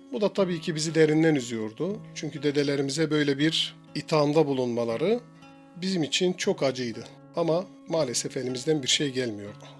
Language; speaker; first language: Turkish; native; Turkish